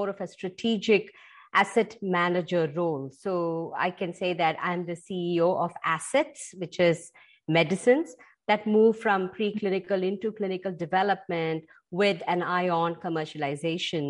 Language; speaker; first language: English; non-native, local second language; Tamil